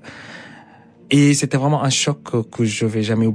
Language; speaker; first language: French; non-native, fluent; Arabic